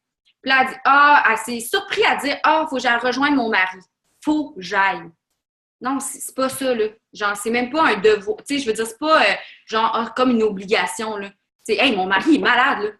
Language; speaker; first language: French; native; French